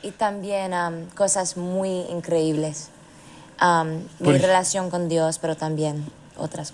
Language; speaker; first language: Spanish; non-native, learner; English